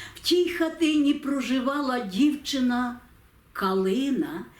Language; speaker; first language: Ukrainian; native; Ukrainian